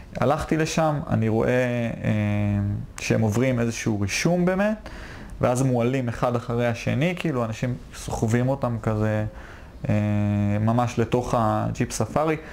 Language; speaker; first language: Hebrew; native; Hebrew